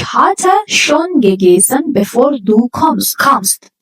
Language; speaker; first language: German; non-native, fluent; Urdu